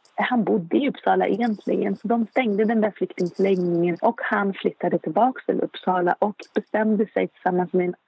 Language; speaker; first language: Swedish; non-native, fluent; Arabic